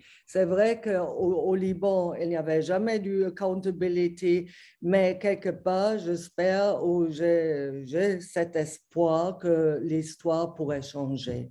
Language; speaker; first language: French; non-native, fluent; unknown